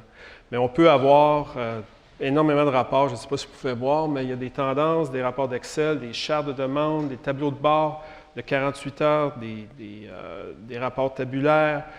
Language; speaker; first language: French; native; French